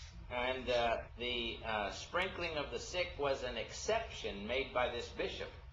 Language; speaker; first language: English; native; English